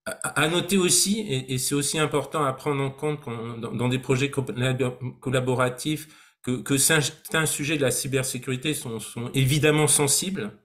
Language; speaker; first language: French; native; French